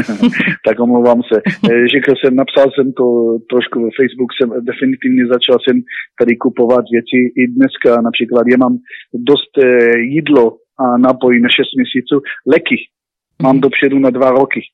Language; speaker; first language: Czech; non-native, learner; Hebrew